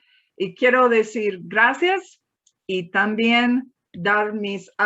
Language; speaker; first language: Spanish; non-native, fluent; English